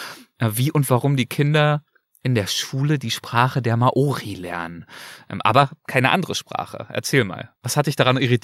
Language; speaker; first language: German; native; German